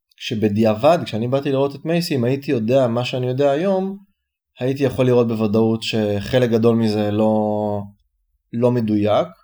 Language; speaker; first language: Hebrew; native; Hebrew